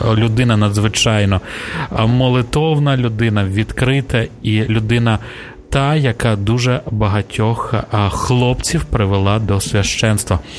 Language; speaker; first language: Ukrainian; native; Ukrainian